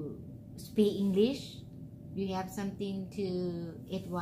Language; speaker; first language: English; non-native, learner; Thai